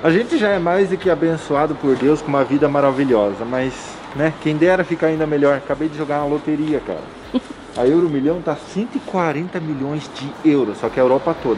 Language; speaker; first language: Portuguese; native; Portuguese